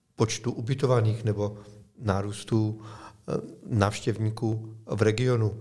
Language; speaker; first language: Czech; non-native, fluent; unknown